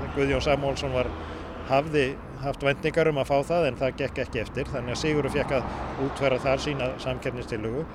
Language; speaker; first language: Icelandic; native; Icelandic